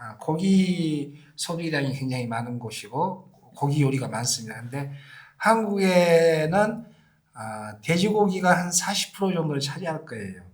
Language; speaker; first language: Korean; native; Korean